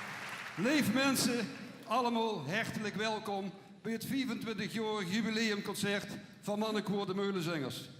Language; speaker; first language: Dutch; native; Dutch